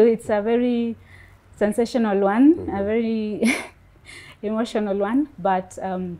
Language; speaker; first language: English; non-native, local second language; Luo (Kenya and Tanzania)